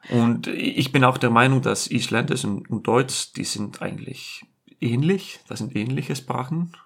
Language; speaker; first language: German; non-native, fluent; Icelandic